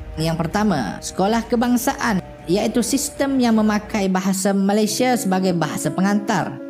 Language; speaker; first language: Malay; native; Malay